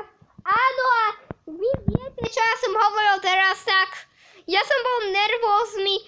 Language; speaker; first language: Slovak; early bilingual, heritage; Slovak